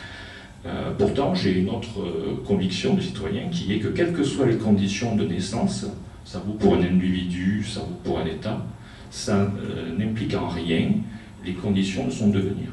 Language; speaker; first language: French; native; French